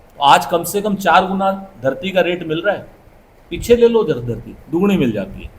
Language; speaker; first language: Hindi; native; Hindi